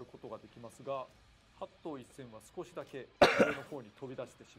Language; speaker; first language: Japanese; native; Japanese